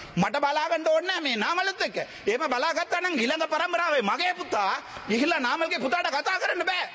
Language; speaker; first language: Sinhala; non-native, local second language; Tamil